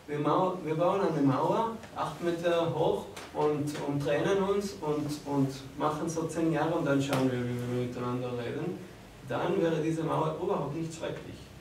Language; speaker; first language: German; non-native, fluent; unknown